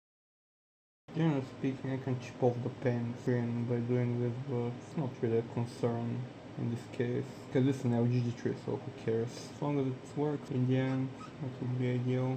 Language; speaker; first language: English; non-native, fluent; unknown